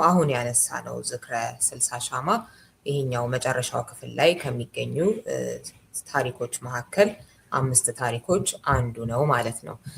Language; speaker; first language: Amharic; native; Amharic